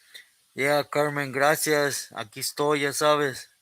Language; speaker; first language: Spanish; early bilingual, heritage; Spanish